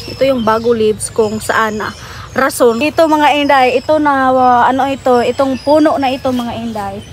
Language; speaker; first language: Filipino; non-native, local second language; Cebuano